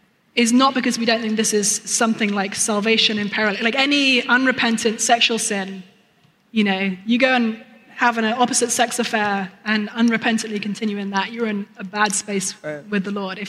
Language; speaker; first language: English; native; English